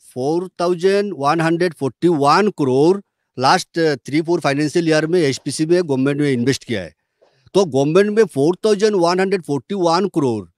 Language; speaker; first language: Hindi; non-native, local second language; Bangla